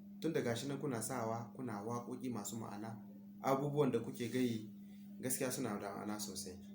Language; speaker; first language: Hausa; native; Hausa